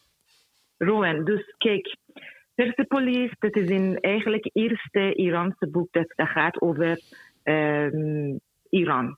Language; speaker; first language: Dutch; non-native, fluent; Persian